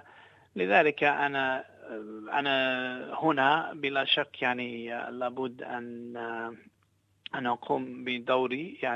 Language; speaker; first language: Arabic; non-native, fluent; English